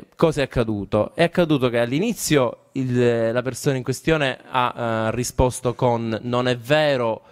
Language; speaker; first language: Italian; native; Italian